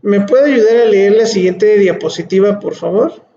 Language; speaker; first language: Spanish; native; Spanish